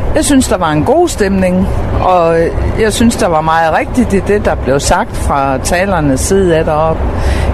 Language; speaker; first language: Danish; native; Danish